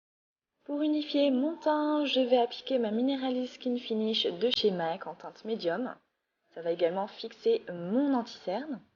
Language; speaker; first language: French; native; French